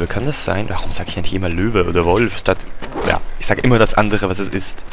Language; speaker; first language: German; native; German